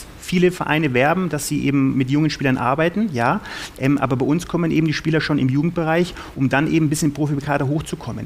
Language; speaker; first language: German; native; German